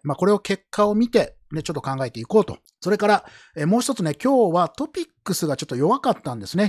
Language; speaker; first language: Japanese; native; Japanese